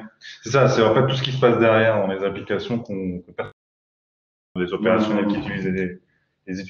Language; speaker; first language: French; native; French